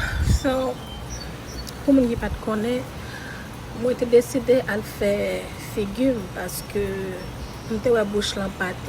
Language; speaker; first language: French; non-native, learner; Haitian Creole